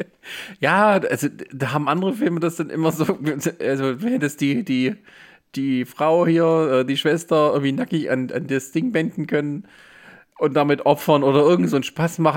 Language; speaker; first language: German; native; German